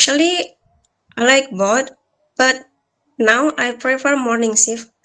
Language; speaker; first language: English; non-native, learner; Balinese